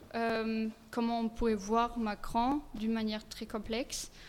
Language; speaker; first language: French; non-native, fluent; German